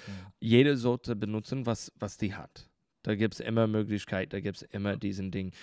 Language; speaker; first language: German; non-native, learner; English